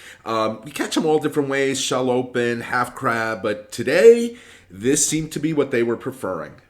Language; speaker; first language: English; native; English